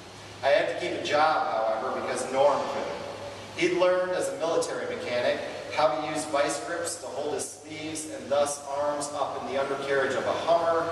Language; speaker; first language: English; native; English